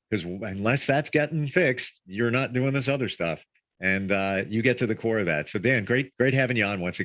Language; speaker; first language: English; native; English